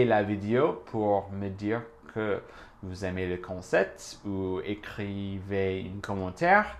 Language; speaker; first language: French; non-native, fluent; English